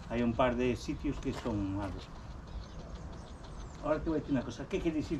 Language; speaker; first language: Spanish; native; Spanish